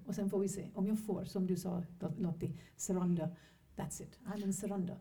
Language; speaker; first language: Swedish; non-native, fluent; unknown